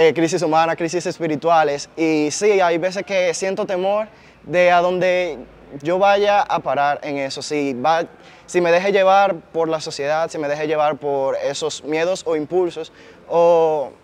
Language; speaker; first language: Spanish; native; Spanish